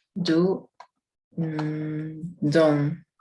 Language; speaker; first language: English; non-native, learner; Spanish